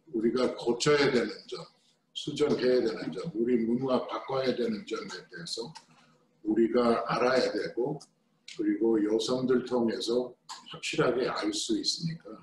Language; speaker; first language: Korean; non-native, fluent; English